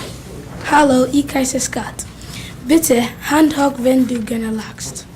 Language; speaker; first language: German; non-native, learner; English